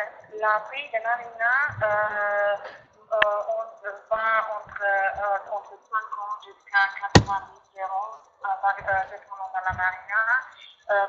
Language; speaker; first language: French; non-native, fluent; Croatian